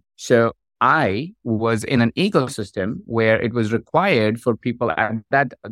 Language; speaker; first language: English; non-native, local second language; Hindi